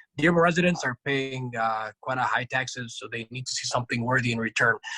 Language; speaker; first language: English; non-native, fluent; Arabic